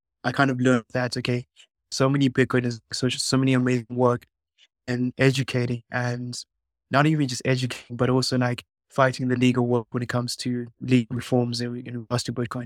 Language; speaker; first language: English; non-native, local second language; Shona